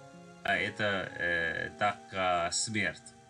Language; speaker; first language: Russian; non-native, learner; English